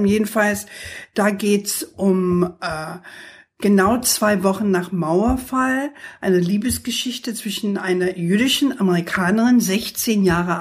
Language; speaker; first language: German; non-native, fluent; English